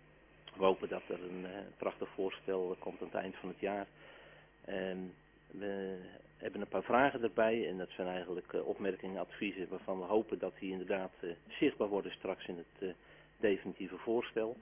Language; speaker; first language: Dutch; native; Dutch